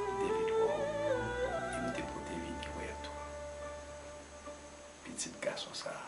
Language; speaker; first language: French; non-native, local second language; Haitian Creole